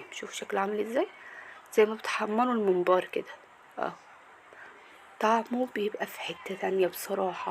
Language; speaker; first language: Arabic; native; Arabic